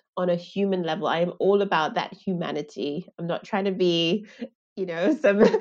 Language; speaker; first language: English; non-native, local second language; Yoruba